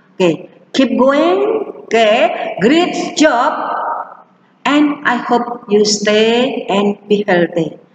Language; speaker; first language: English; non-native, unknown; Indonesian